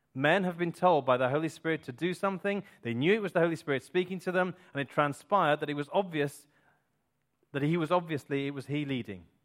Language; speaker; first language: English; native; English